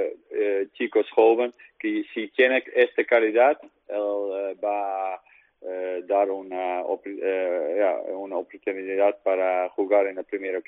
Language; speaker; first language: Spanish; non-native, learner; Dutch